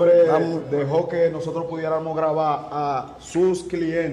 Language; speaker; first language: Spanish; native; Spanish